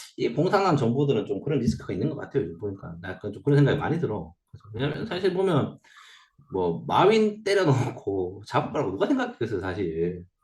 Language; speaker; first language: Korean; native; Korean